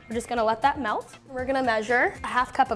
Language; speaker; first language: English; native; English